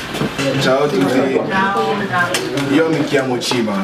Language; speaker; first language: Italian; non-native, learner; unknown